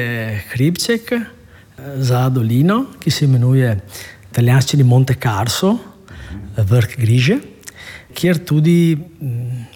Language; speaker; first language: Slovenian; non-native, fluent; Italian